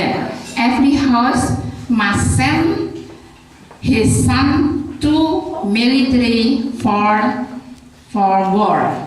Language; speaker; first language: English; non-native, learner; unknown